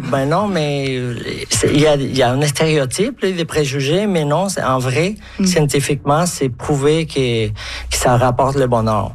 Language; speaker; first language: French; non-native, fluent; Spanish